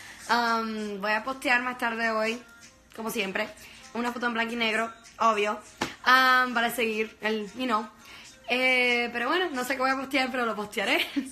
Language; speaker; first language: Spanish; early bilingual, heritage; Spanish